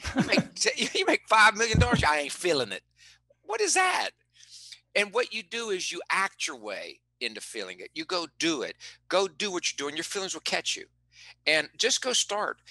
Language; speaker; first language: English; native; English